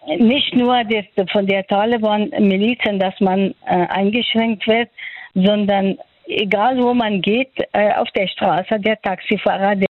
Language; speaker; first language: German; non-native, fluent; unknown